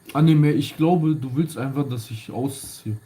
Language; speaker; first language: German; early bilingual, other home language; Kurdish